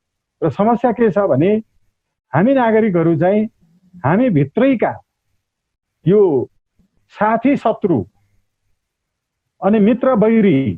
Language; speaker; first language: Nepali; native; Nepali